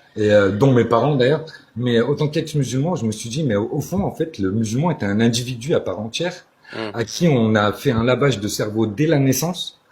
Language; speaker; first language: French; early bilingual, other home language; Arabic